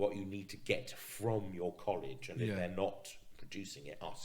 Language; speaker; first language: English; native; English